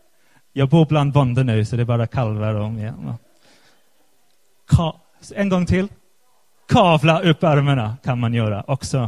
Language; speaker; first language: Swedish; non-native, fluent; English